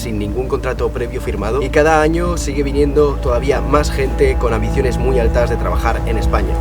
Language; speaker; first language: Spanish; native; Spanish